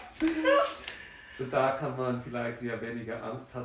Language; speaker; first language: German; non-native, fluent; French